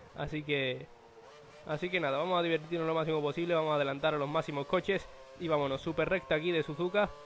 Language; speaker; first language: Spanish; native; Spanish